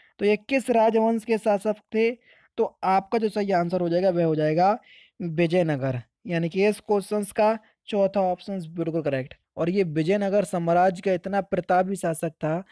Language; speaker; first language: Hindi; native; Hindi